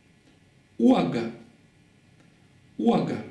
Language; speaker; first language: Russian; non-native, fluent; Lithuanian